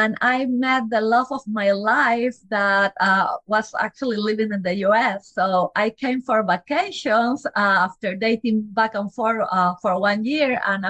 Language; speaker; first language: English; non-native, fluent; Spanish